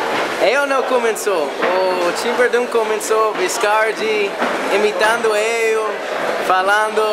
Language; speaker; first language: Portuguese; non-native, learner; English